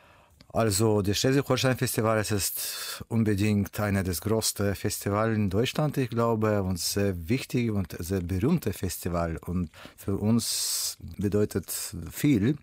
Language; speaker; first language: German; non-native, learner; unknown